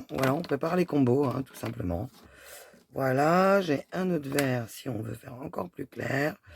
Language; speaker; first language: French; native; French